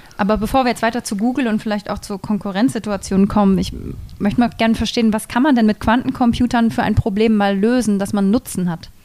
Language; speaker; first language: German; native; German